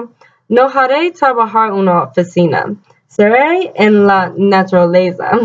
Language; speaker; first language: Spanish; non-native, learner; English